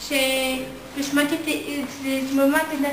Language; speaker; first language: Russian; early bilingual, heritage; Russian